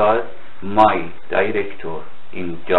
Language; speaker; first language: English; non-native, learner; Russian